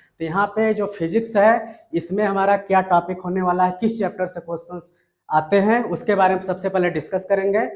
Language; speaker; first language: Hindi; native; Hindi